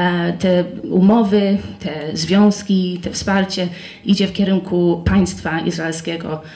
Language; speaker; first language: Polish; non-native, fluent; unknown